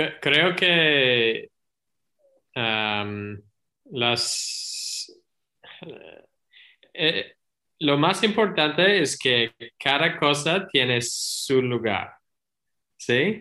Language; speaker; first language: Spanish; non-native, learner; English